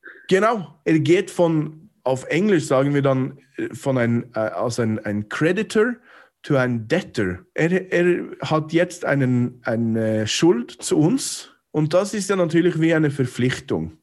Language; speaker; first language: German; non-native, fluent; English